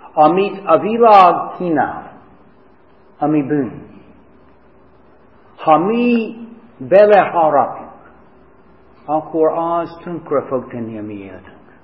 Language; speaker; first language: Hungarian; non-native, fluent; English